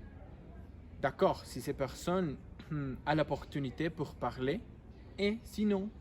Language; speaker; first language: French; non-native, learner; Spanish